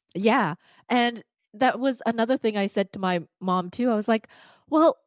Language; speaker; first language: English; non-native, fluent; Cantonese